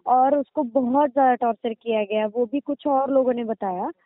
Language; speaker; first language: Hindi; native; Hindi